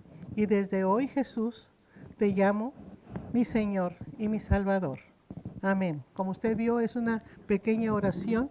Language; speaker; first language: Spanish; native; Spanish